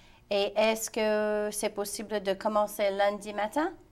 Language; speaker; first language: French; non-native, fluent; English